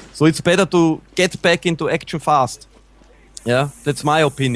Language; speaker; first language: English; non-native, fluent; German